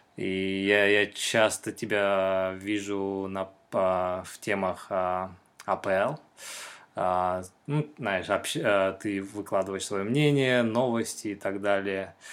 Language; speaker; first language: Russian; non-native, local second language; Kyrgyz